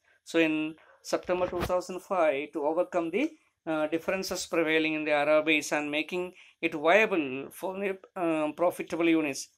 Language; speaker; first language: English; non-native, local second language; Malayalam